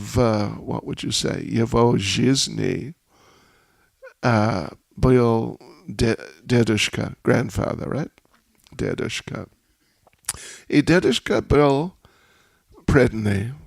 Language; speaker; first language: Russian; non-native, learner; English